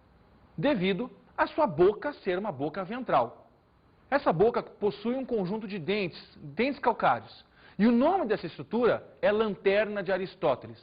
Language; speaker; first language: Portuguese; native; Portuguese